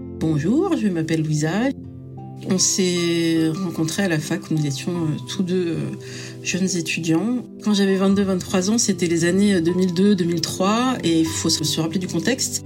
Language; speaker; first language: French; native; French